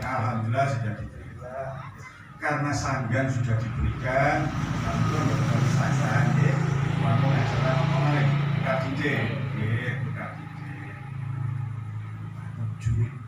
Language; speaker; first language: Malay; non-native, local second language; Javanese